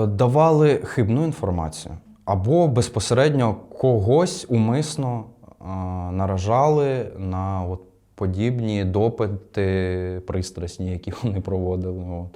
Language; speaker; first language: Ukrainian; non-native, local second language; Russian